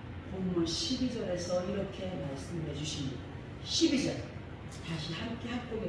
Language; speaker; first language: Korean; native; Korean